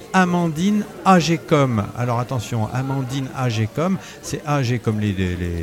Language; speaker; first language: French; non-native, fluent; Spanish